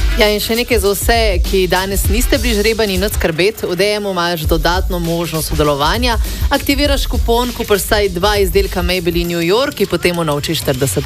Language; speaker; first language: Slovenian; native; Slovenian